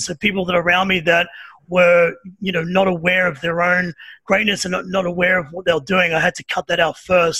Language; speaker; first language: English; native; English